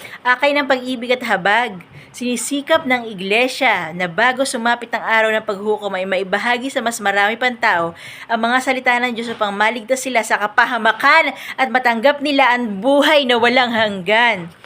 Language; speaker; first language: Filipino; native; Filipino